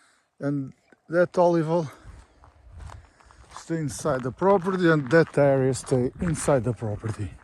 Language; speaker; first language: English; non-native, learner; Portuguese